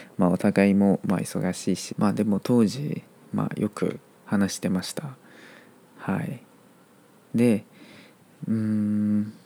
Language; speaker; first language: Japanese; non-native, fluent; Chinese